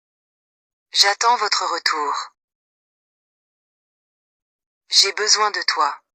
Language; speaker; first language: French; non-native, local second language; Wolof